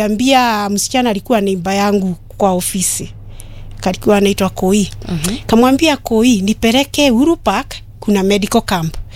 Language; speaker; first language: Swahili; non-native, local second language; Kikuyu